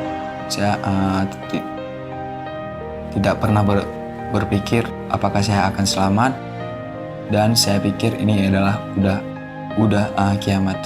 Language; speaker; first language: Indonesian; non-native, local second language; Achinese